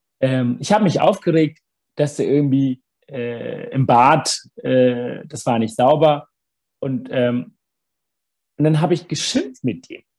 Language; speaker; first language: German; early bilingual, other home language; Tamil